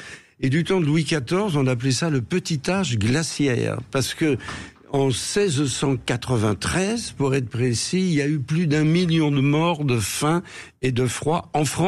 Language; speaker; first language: French; native; French